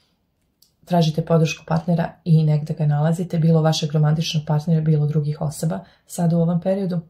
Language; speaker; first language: Serbian; native; Serbian